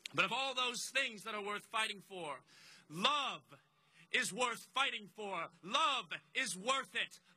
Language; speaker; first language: English; native; English